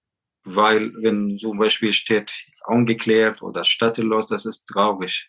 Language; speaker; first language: German; non-native, learner; Arabic